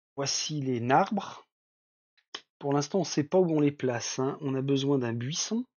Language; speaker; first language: French; native; French